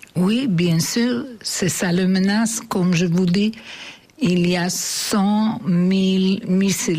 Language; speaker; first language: French; non-native, learner; Hebrew